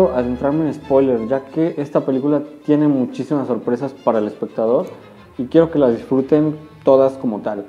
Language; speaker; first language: Spanish; native; Spanish